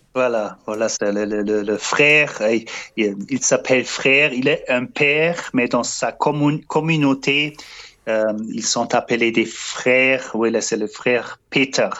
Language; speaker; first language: French; non-native, fluent; German